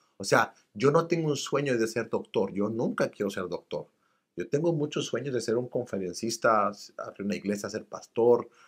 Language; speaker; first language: Spanish; early bilingual, other home language; English